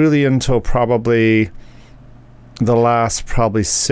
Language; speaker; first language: English; native; English